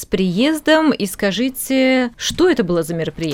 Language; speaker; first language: Russian; native; Russian